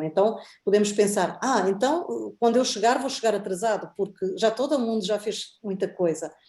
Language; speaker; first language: Portuguese; native; Portuguese